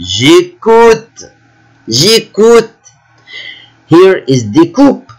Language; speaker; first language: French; non-native, fluent; Arabic